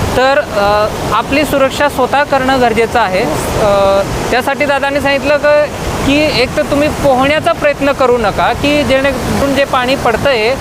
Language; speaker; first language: Marathi; non-native, local second language; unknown